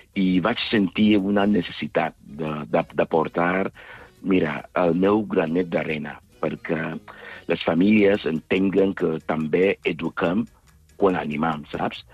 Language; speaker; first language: Catalan; non-native, fluent; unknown